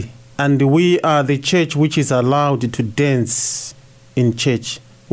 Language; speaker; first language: English; non-native, local second language; Shona